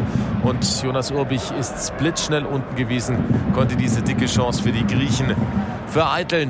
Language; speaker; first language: German; native; German